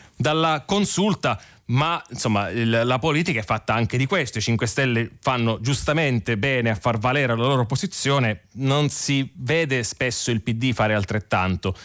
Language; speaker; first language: Italian; native; Italian